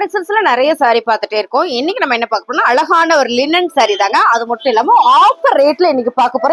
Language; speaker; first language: Tamil; native; Tamil